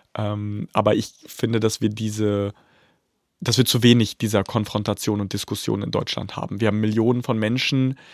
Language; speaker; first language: German; native; German